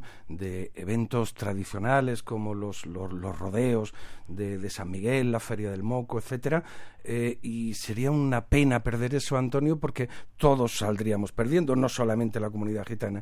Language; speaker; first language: Spanish; native; Spanish